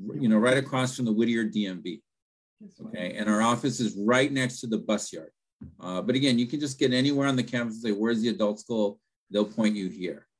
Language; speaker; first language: English; early bilingual, other home language; Spanish